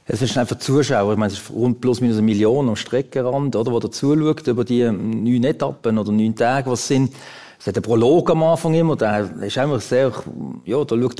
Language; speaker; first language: German; native; German